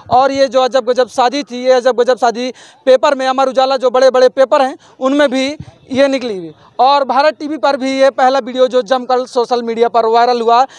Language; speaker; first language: Hindi; native; Hindi